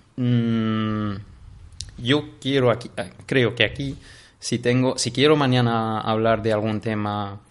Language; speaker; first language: Spanish; non-native, fluent; Arabic